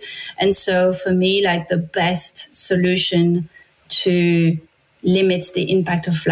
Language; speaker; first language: English; non-native, fluent; French